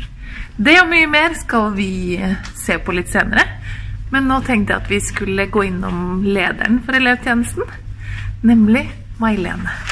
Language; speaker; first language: Norwegian; native; Norwegian